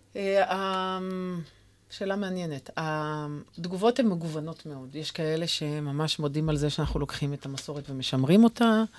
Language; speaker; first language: Hebrew; native; Hebrew